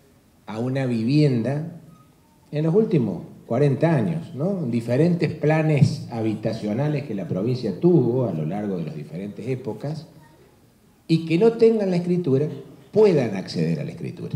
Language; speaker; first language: Spanish; native; Spanish